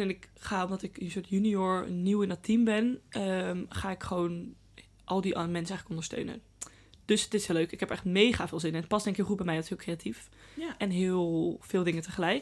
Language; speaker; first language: Dutch; native; Dutch